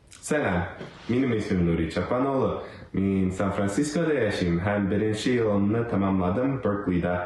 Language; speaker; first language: Tatar; early bilingual, heritage; Tatar